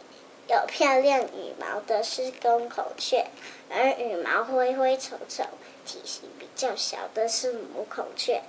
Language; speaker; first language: Chinese; native; Chinese